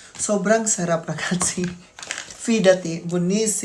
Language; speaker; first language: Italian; non-native, learner; Filipino